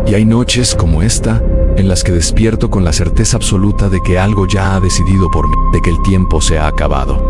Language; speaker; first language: Spanish; native; Spanish